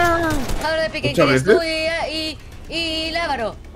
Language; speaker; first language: Spanish; native; Spanish